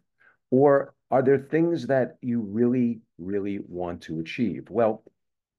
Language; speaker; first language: English; native; English